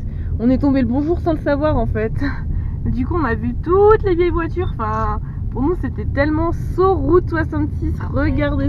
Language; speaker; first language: French; native; French